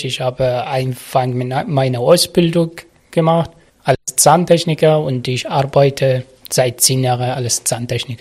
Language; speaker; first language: German; non-native, learner; Arabic